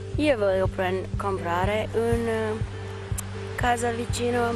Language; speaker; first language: Italian; non-native, learner; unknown